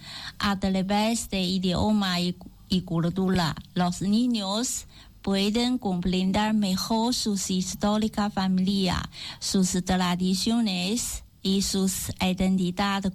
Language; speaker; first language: Spanish; non-native, learner; Chinese